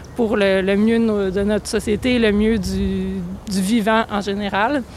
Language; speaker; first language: French; native; French